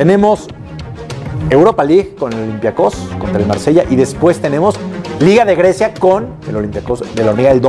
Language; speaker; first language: Spanish; native; Spanish